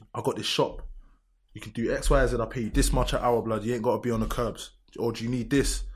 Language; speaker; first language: English; native; English